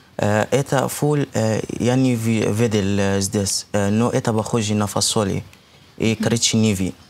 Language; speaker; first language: Russian; non-native, learner; Arabic